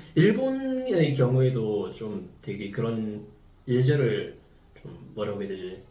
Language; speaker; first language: Korean; native; Korean